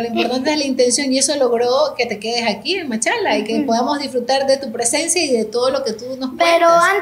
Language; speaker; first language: Spanish; native; Spanish